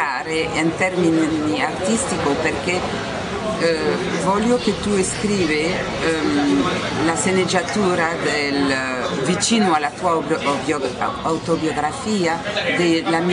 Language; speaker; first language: Italian; non-native, learner; French